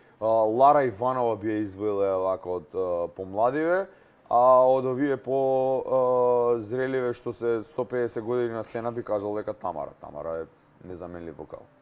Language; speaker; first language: Macedonian; native; Macedonian